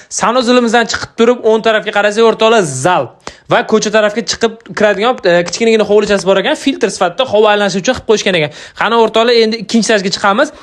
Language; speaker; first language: Uzbek; native; Uzbek